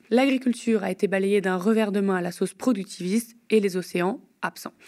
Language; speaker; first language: French; native; French